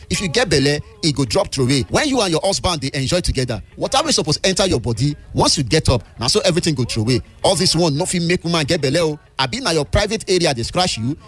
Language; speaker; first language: Nigerian Pidgin; native; Nigerian Pidgin